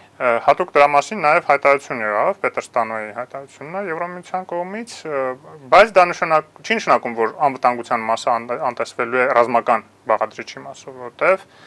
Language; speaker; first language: Armenian; native; Armenian